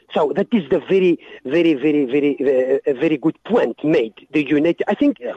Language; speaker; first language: English; non-native, fluent; Arabic